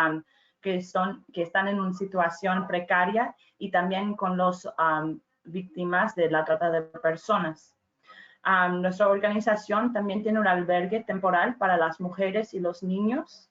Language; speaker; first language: Spanish; non-native, fluent; English